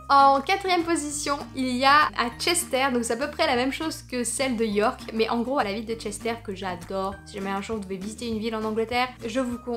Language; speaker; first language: French; native; French